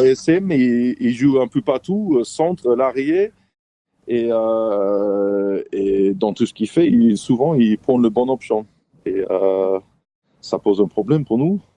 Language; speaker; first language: French; non-native, fluent; English